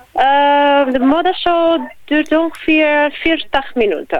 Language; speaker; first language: Dutch; non-native, learner; Italian